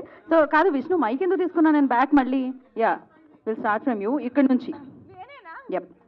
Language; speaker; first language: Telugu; native; Telugu